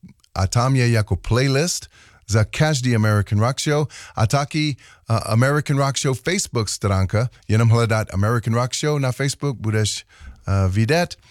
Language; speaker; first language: Czech; non-native, learner; English